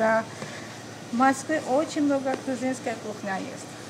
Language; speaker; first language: Russian; non-native, fluent; Georgian